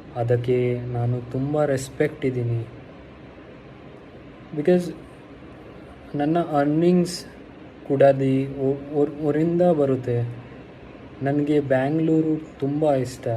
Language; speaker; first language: Kannada; non-native, learner; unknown